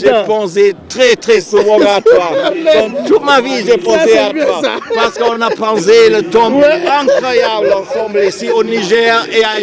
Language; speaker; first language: French; non-native, fluent; German